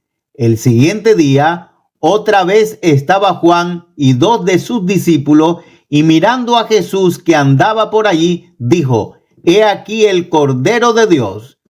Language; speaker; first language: Spanish; native; Spanish